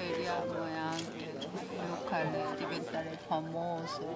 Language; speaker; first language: Italian; non-native, learner; Korean